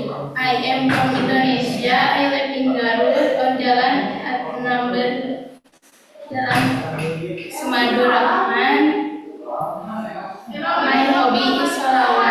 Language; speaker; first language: English; non-native, learner; Indonesian